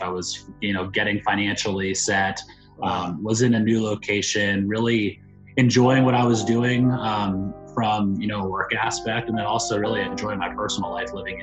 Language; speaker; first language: English; native; English